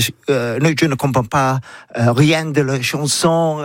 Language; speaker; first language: French; non-native, learner; English